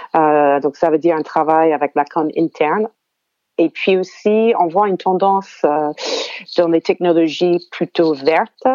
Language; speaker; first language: French; non-native, fluent; English